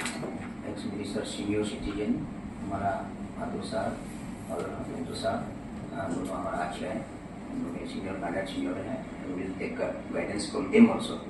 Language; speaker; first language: Hindi; non-native, local second language; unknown